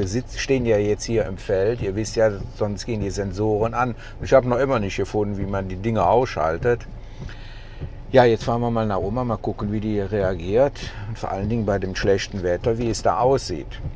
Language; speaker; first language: German; native; German